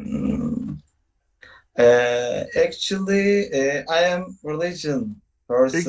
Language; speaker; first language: English; non-native, learner; Turkish